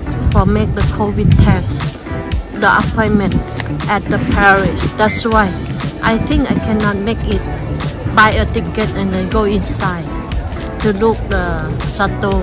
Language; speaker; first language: English; non-native, learner; Chinese